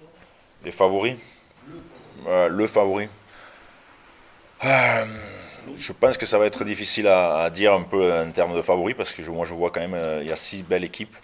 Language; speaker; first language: French; native; French